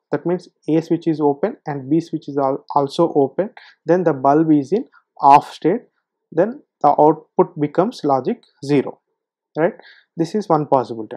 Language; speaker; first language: English; non-native, local second language; Telugu